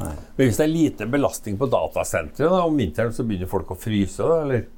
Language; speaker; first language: Norwegian; native; Norwegian